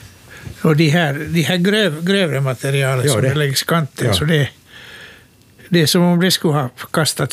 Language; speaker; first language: Swedish; native; Swedish